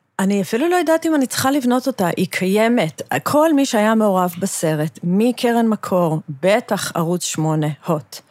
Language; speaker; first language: Hebrew; early bilingual, other home language; English